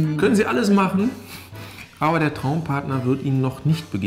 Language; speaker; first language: German; native; German